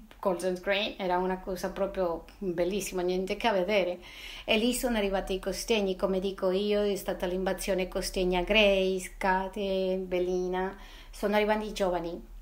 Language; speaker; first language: Italian; non-native, fluent; Spanish